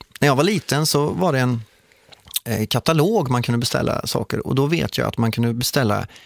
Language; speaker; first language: Swedish; native; Swedish